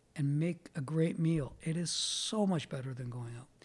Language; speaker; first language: English; early bilingual, other home language; Italian